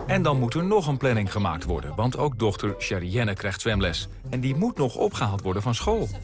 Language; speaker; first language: Dutch; native; Dutch